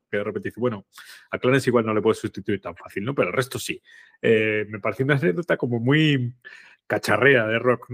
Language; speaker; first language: Spanish; native; Spanish